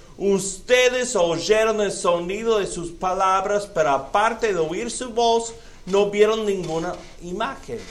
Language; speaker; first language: Spanish; non-native, fluent; English